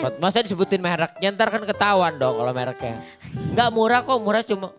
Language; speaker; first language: Indonesian; native; Indonesian